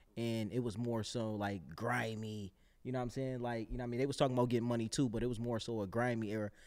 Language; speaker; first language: English; native; English